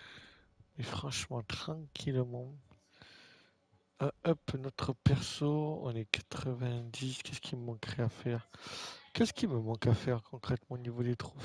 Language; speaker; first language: French; native; French